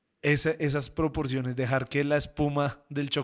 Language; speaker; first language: Spanish; native; Spanish